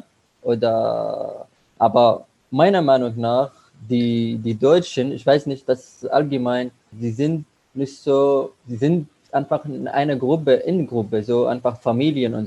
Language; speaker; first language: German; non-native, learner; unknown